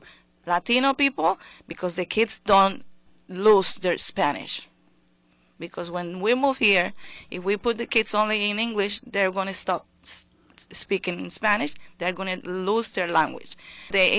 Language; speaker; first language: English; non-native, fluent; Spanish